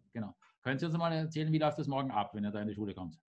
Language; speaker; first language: German; native; German